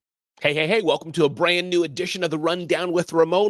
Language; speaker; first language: English; native; English